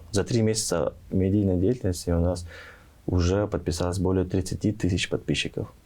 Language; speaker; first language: Russian; non-native, local second language; Tuvinian